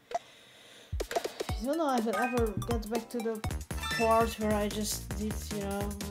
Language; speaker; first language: English; non-native, fluent; Hungarian